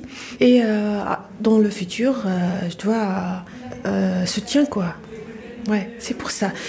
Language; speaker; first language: French; non-native, learner; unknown